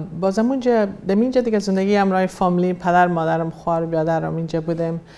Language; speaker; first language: Persian; early bilingual, heritage; Persian